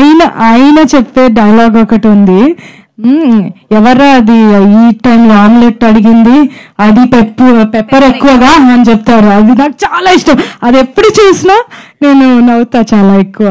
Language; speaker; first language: Telugu; non-native, fluent; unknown